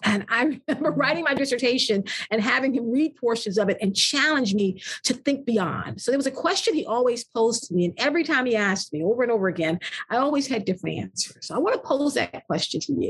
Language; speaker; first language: English; native; English